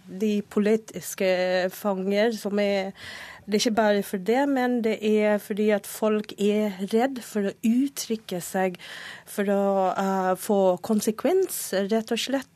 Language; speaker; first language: Norwegian; non-native, fluent; Spanish